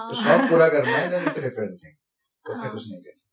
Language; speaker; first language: Hindi; non-native, local second language; Assamese